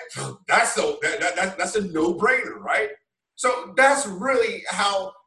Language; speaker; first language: English; native; English